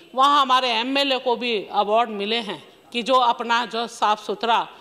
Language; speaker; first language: Hindi; native; Hindi